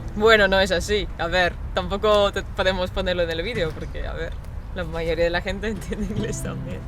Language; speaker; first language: Spanish; non-native, fluent; Latvian